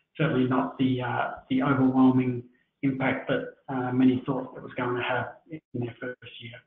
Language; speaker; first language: English; native; English